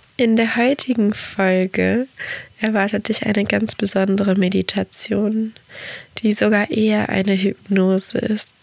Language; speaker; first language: German; early bilingual, other home language; Portuguese